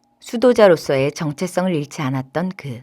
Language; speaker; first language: Korean; native; Korean